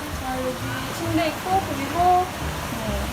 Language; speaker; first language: Korean; non-native, fluent; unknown